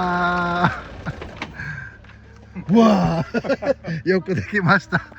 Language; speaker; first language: Japanese; non-native, learner; English